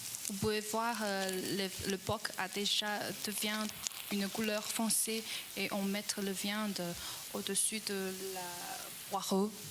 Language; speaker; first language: French; non-native, learner; Chinese